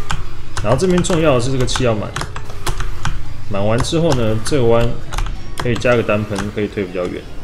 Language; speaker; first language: Chinese; native; Chinese